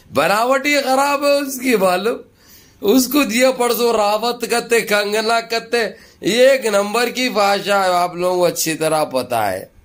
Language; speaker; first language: Urdu; native; Urdu